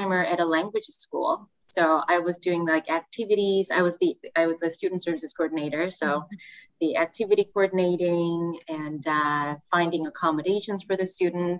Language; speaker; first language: English; non-native, fluent; Korean